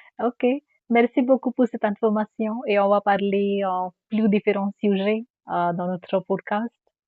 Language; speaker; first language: French; non-native, fluent; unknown